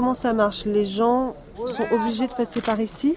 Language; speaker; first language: French; native; French